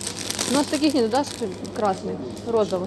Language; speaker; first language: Russian; non-native, local second language; Ukrainian